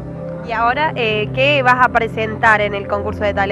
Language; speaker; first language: Spanish; native; Spanish